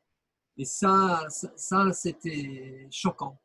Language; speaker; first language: French; non-native, fluent; English